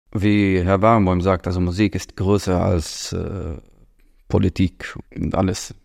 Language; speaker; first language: German; non-native, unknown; Arabic